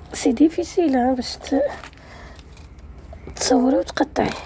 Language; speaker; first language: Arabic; native; Arabic